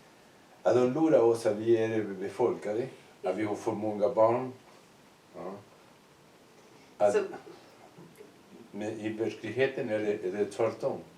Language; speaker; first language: Swedish; non-native, fluent; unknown